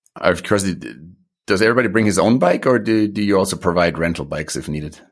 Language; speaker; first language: English; non-native, fluent; German